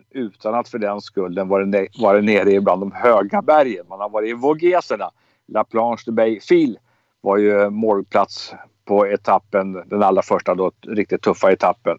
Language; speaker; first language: Swedish; native; Swedish